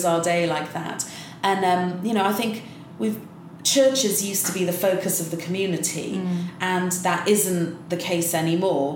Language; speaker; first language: English; native; English